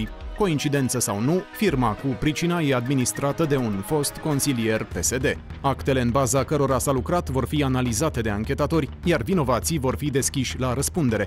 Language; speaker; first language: Romanian; native; Romanian